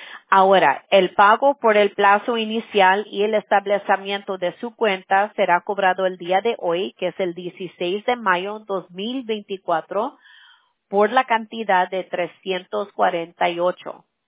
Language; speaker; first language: Spanish; early bilingual, heritage; Spanish